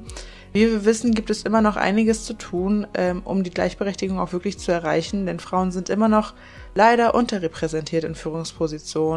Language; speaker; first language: German; native; German